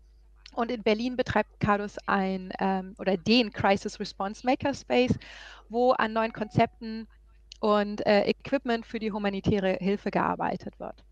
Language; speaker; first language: German; native; German